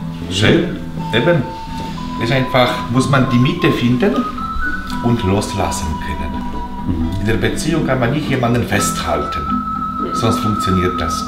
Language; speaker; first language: German; non-native, fluent; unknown